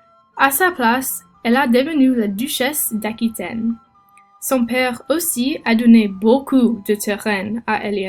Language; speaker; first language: French; non-native, learner; English